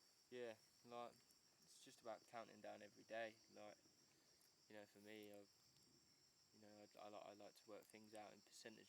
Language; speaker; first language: English; native; English